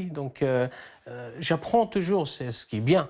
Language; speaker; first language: French; non-native, fluent; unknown